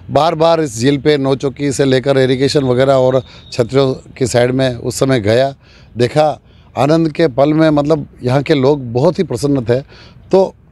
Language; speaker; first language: Hindi; native; Hindi